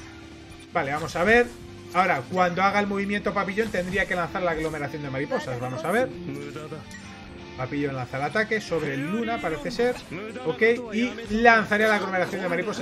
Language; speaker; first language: Spanish; native; Spanish